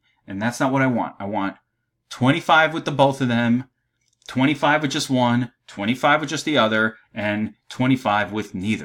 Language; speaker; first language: English; native; English